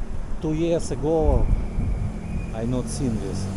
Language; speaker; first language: English; non-native, learner; Russian